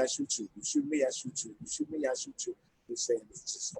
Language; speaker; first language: English; native; English